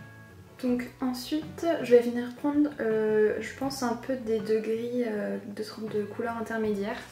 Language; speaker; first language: French; native; French